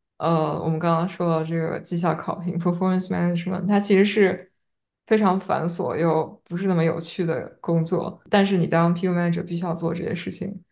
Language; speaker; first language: Chinese; native; Chinese